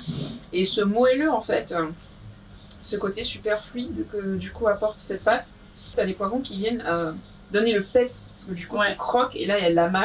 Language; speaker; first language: French; native; French